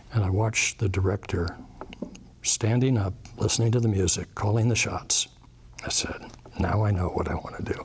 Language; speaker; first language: English; native; English